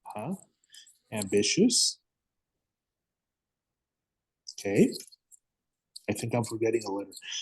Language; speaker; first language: English; non-native, fluent; Spanish